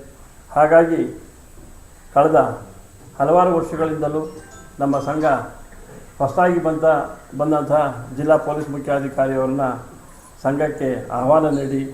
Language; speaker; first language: Kannada; native; Kannada